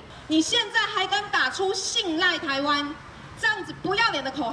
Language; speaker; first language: Chinese; native; Chinese